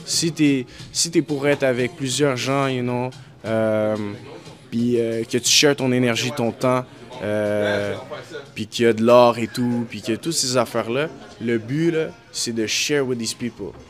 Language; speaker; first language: French; early bilingual, heritage; French